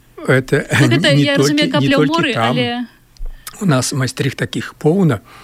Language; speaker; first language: Belarusian; native; Belarusian